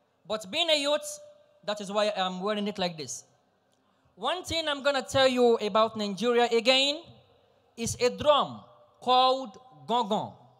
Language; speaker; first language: English; non-native, local second language; Yoruba